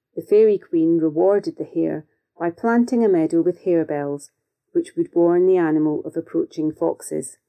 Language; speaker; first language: English; native; English